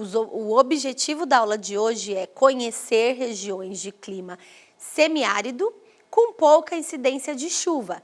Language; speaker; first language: Portuguese; native; Portuguese